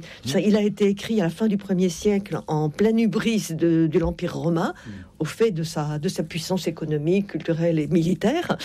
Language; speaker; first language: French; native; French